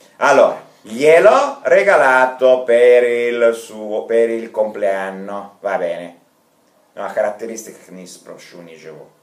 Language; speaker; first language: Italian; non-native, fluent; Russian